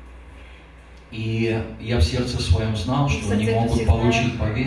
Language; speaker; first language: Russian; native; Russian